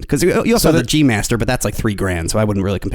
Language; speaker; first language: English; native; English